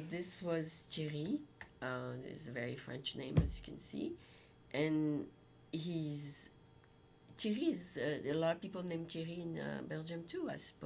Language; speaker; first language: English; non-native, fluent; French